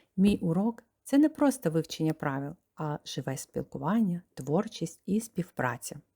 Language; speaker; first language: Ukrainian; non-native, fluent; Romanian